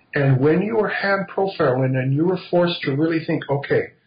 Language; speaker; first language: English; native; English